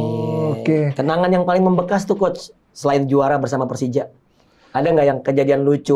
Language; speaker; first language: Indonesian; native; Indonesian